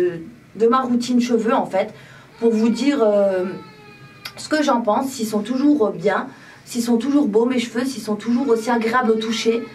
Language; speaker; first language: French; native; French